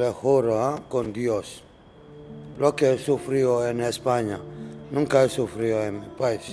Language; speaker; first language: Spanish; non-native, learner; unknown